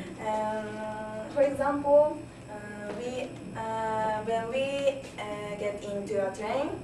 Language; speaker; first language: English; non-native, learner; Japanese